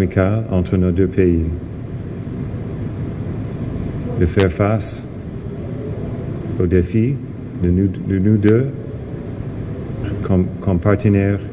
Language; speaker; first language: French; non-native, fluent; English